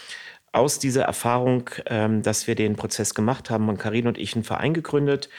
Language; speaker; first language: German; native; German